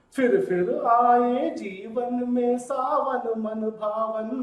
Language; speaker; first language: Hindi; non-native, local second language; Telugu